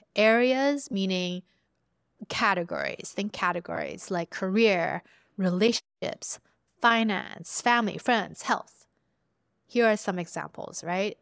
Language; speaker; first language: English; early bilingual, other home language; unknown